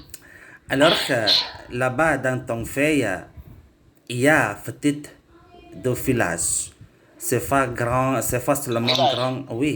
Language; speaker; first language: French; non-native, learner; Indonesian